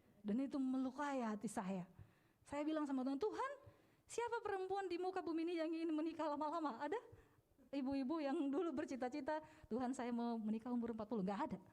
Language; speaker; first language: Indonesian; non-native, local second language; Batak Toba